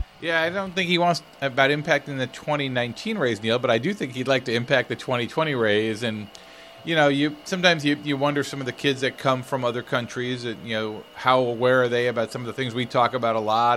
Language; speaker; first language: English; native; English